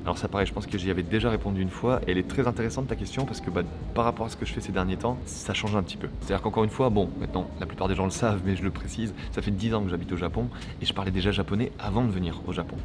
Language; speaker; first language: French; native; French